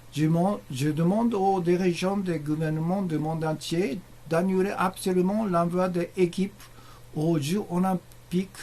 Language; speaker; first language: French; non-native, learner; Japanese